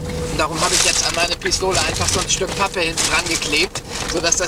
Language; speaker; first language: German; native; German